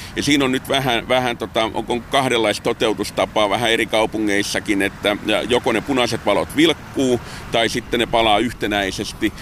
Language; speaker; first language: Finnish; native; Finnish